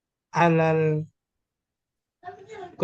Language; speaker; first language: Arabic; non-native, learner; Indonesian